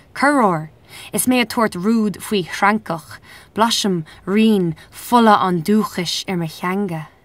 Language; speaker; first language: Irish; non-native, local second language; English